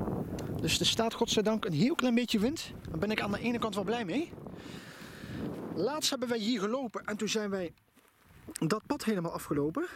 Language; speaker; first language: Dutch; native; Dutch